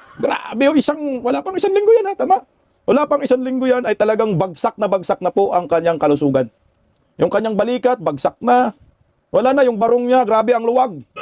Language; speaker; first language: Filipino; non-native, local second language; Cebuano